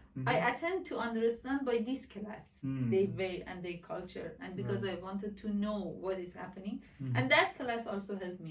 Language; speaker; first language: English; non-native, learner; Persian